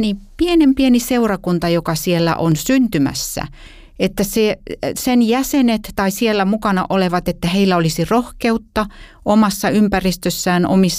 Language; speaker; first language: Finnish; native; Finnish